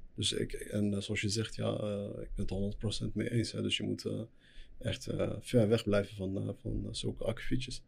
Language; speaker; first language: Dutch; early bilingual, other home language; Arabic